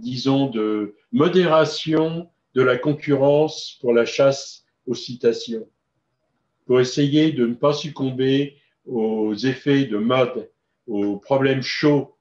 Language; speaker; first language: French; native; French